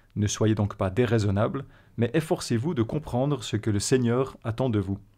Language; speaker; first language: French; native; French